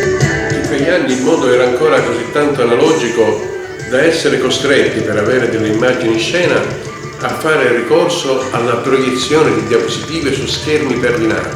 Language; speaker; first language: Italian; native; Italian